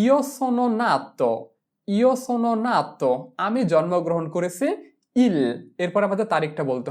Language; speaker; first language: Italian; non-native, fluent; Bangla